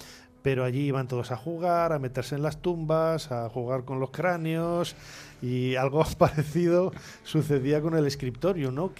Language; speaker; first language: Spanish; native; Spanish